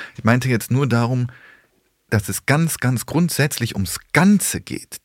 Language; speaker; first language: German; early bilingual, other home language; Polish